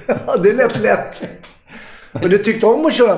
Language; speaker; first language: Swedish; native; Swedish